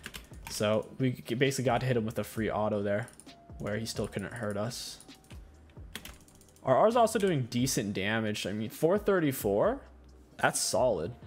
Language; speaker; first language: English; native; English